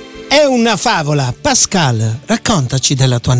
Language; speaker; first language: Italian; native; Italian